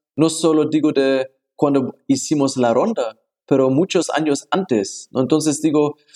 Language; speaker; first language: Spanish; non-native, fluent; German